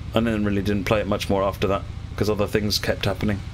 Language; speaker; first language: English; native; English